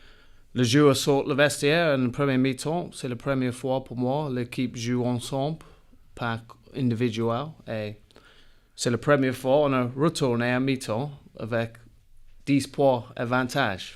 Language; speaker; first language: French; non-native, learner; English